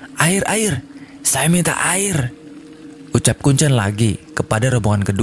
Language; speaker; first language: Indonesian; native; Indonesian